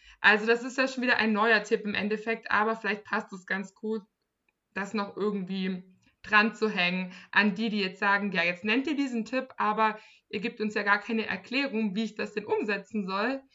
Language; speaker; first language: German; native; German